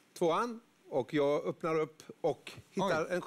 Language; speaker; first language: Swedish; native; Swedish